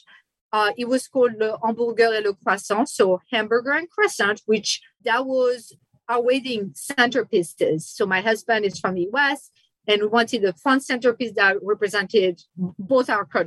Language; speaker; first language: English; non-native, fluent; French